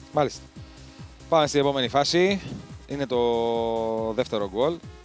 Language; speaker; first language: Greek; native; Greek